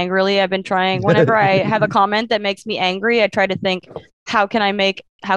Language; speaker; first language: English; native; English